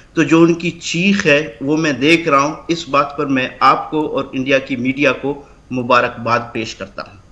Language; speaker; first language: Urdu; non-native, local second language; Baluchi